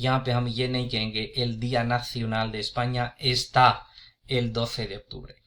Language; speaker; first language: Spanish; non-native, fluent; Urdu